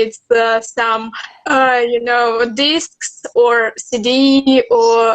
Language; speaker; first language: English; non-native, learner; Russian